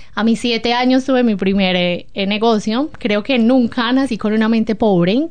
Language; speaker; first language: Spanish; native; Spanish